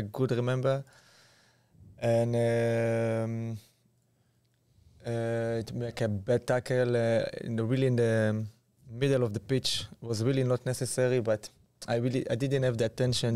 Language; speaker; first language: English; non-native, fluent; Hebrew